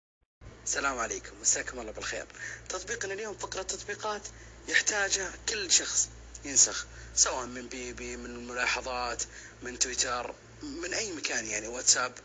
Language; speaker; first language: Arabic; native; Arabic